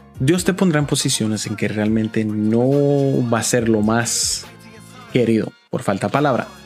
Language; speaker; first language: Spanish; early bilingual, heritage; Spanish